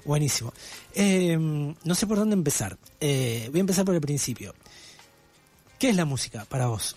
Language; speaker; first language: Spanish; native; Spanish